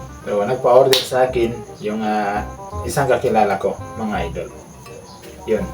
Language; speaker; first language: Filipino; native; Filipino